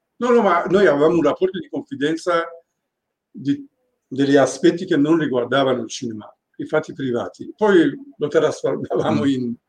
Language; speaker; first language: Italian; non-native, fluent; Persian